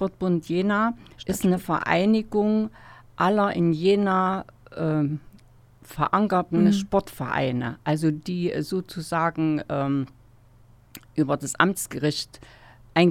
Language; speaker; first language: German; native; German